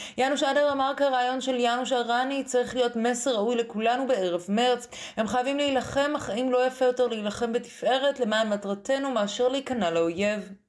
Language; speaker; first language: Hebrew; native; Hebrew